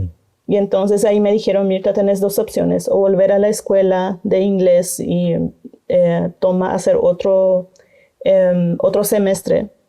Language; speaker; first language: Spanish; non-native, local second language; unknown